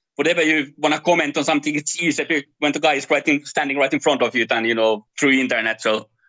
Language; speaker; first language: English; non-native, fluent; Finnish